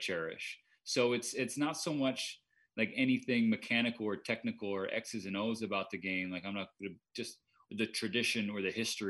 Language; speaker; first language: English; native; English